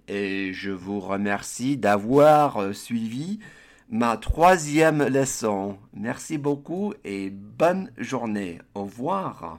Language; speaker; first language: French; non-native, fluent; English